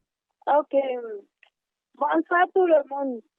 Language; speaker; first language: French; non-native, learner; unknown